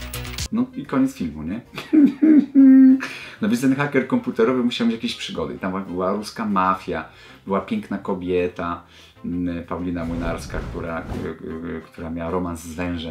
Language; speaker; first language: Polish; native; Polish